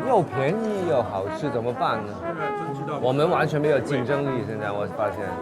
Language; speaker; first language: Chinese; non-native, local second language; Cantonese